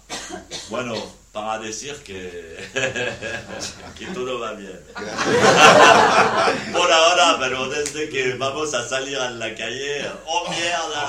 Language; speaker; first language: Spanish; non-native, learner; French